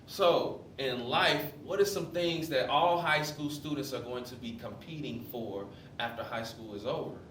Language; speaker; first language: English; native; English